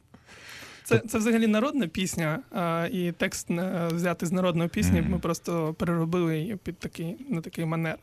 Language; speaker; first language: Ukrainian; non-native, local second language; Crimean Tatar